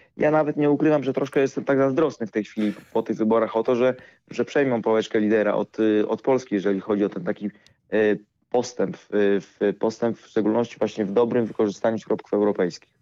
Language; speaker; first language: Polish; native; Polish